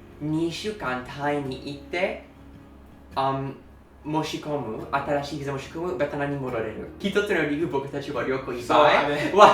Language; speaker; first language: Japanese; non-native, learner; English